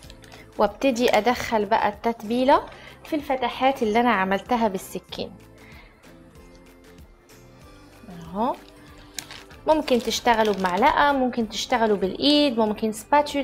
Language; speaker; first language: Arabic; native; Arabic